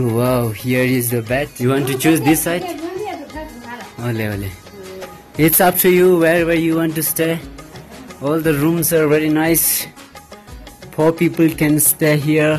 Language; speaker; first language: English; non-native, local second language; Ladakhi